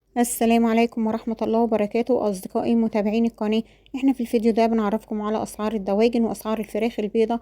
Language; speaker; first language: Arabic; native; Arabic